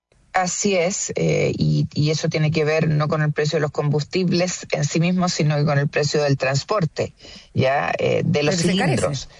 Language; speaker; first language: Spanish; native; Spanish